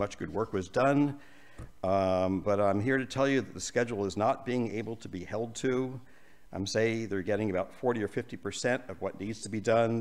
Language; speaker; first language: English; native; English